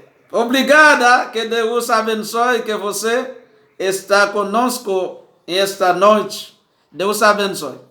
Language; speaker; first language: Portuguese; non-native, learner; Haitian Creole